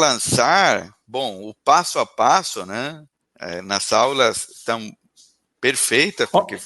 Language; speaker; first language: Portuguese; non-native, fluent; Spanish